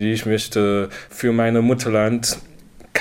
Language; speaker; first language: German; non-native, learner; Chinese